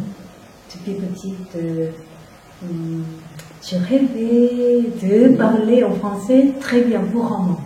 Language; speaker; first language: French; non-native, fluent; Korean